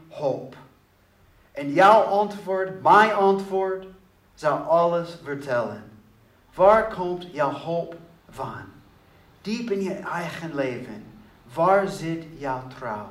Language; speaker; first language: Dutch; non-native, learner; English